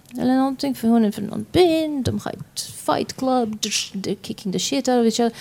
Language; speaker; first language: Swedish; non-native, fluent; Croatian